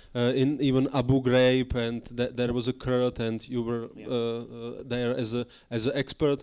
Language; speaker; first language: English; non-native, fluent; Czech